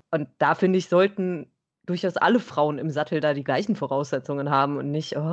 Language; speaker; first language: German; native; German